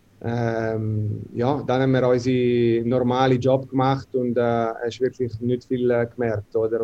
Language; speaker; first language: German; non-native, local second language; Italian